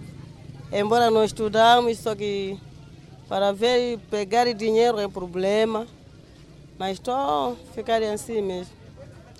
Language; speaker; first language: Portuguese; non-native, local second language; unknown